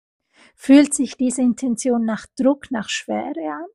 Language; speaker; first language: German; non-native, fluent; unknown